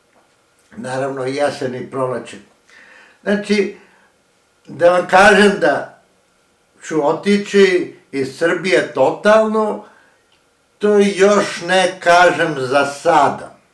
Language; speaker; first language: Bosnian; early bilingual, heritage; Croatian